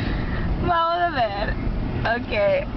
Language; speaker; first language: Spanish; non-native, learner; English